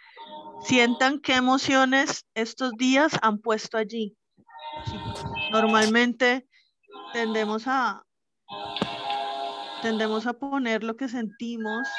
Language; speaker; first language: Spanish; native; Spanish